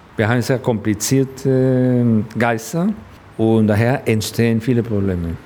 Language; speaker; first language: German; non-native, fluent; Spanish